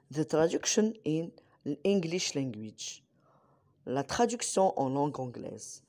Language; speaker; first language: French; non-native, local second language; Arabic